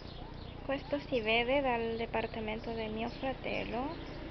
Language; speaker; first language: Italian; non-native, learner; Spanish